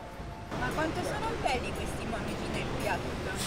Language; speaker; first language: Italian; native; Italian